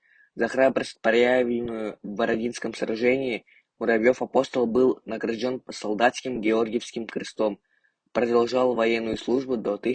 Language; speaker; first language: Russian; non-native, local second language; Yakut